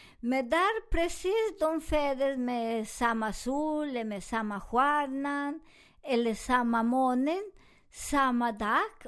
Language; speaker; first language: Swedish; non-native, learner; Spanish